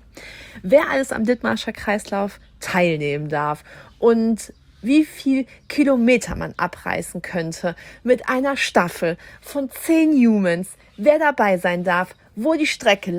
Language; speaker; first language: German; native; German